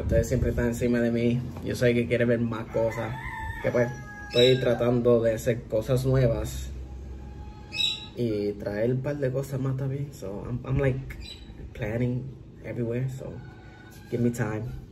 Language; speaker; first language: Spanish; native; Spanish